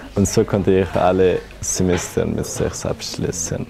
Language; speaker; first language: German; non-native, fluent; Persian